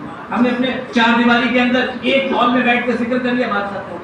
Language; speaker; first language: Urdu; native; Urdu